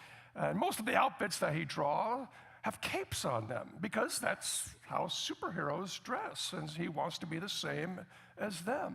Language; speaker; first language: English; native; English